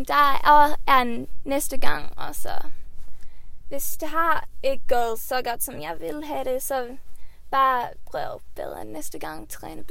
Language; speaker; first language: Danish; early bilingual, heritage; Swedish